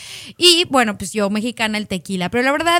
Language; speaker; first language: Spanish; native; Spanish